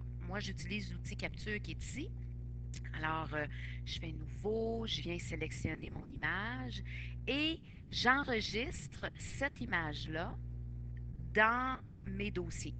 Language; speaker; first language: French; native; French